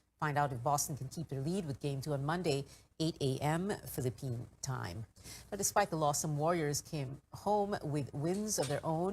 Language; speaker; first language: English; non-native, local second language; Filipino